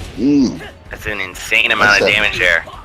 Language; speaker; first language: English; native; English